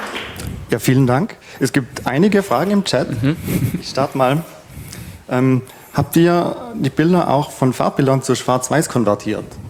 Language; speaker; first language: German; native; German